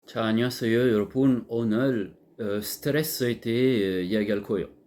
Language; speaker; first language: Korean; non-native, learner; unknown